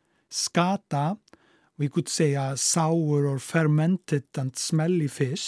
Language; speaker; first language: English; non-native, fluent; Icelandic